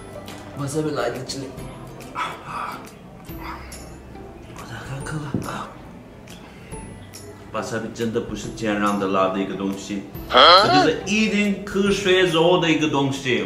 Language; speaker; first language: Chinese; non-native, fluent; Turkish